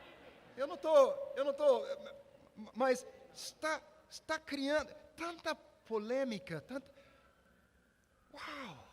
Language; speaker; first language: Portuguese; non-native, fluent; English